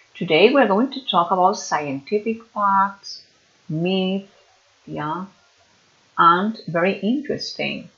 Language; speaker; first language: English; non-native, fluent; Catalan